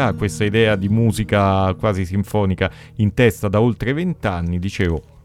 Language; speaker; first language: Italian; native; Italian